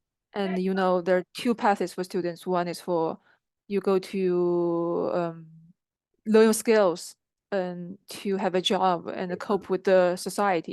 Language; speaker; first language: English; non-native, fluent; Chinese